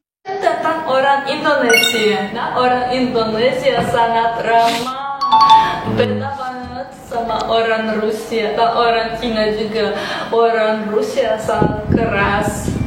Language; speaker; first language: Indonesian; non-native, learner; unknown